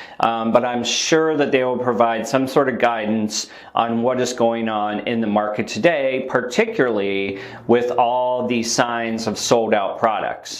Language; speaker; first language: English; native; English